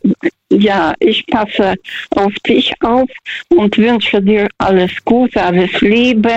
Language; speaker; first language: German; non-native, fluent; Russian